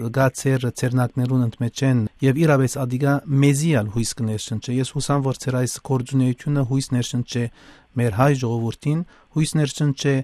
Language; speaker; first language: Armenian; early bilingual, heritage; Armenian